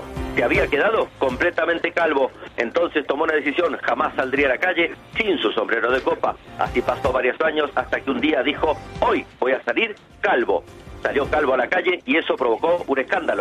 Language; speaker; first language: Spanish; native; Spanish